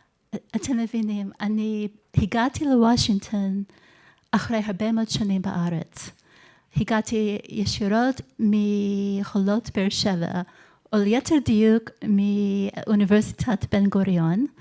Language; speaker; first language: Hebrew; non-native, fluent; English